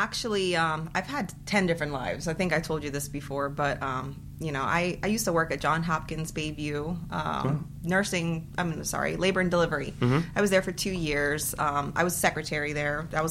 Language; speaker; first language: English; early bilingual, other home language; Spanish